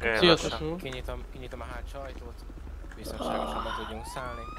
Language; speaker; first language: Hungarian; native; Hungarian